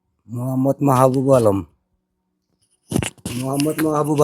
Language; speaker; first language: Hindi; non-native, learner; Bangla